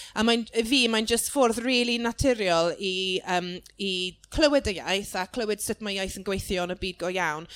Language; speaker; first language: Welsh; non-native, local second language; English